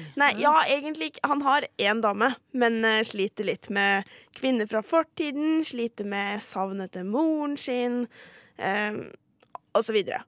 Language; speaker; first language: Norwegian; native; Norwegian